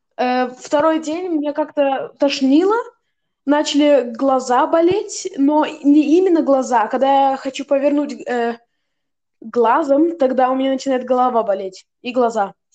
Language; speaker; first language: Russian; early bilingual, heritage; Russian